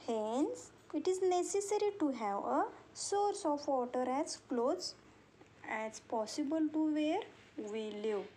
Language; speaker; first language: English; non-native, local second language; Marathi